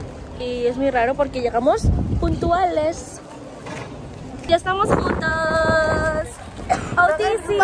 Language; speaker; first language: Spanish; early bilingual, other home language; Filipino